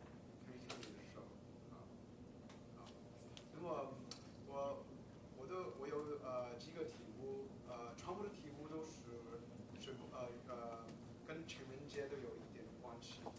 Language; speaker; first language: Chinese; early bilingual, heritage; Chinese